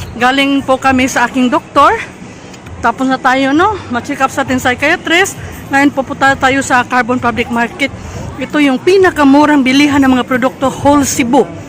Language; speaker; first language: Filipino; non-native, local second language; Cebuano